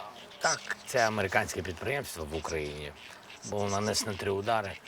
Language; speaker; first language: Ukrainian; non-native, local second language; Russian